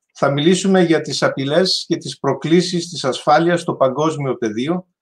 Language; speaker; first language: Greek; native; Greek